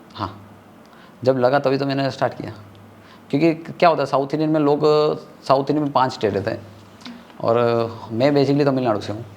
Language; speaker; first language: Hindi; non-native, local second language; Tamil